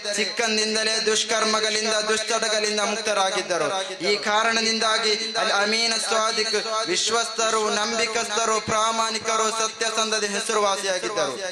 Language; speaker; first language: Kannada; non-native, local second language; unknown